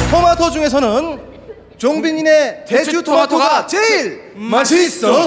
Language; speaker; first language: Korean; native; Korean